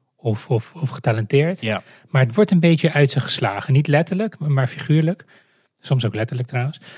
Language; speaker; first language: Dutch; non-native, fluent; Romanian